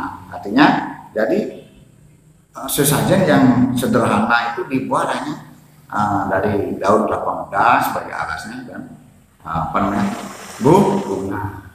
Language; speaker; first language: Indonesian; non-native, local second language; Balinese